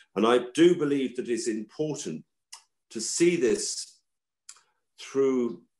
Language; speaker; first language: English; native; English